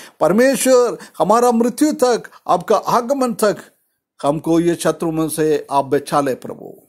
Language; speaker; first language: Hindi; non-native, local second language; Malayalam